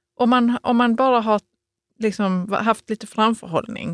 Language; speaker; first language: Swedish; native; Swedish